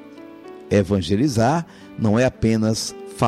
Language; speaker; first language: Portuguese; native; Portuguese